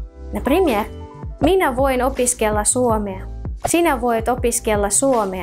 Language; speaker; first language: Finnish; non-native, fluent; Russian